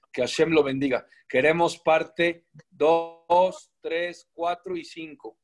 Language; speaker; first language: Spanish; native; Spanish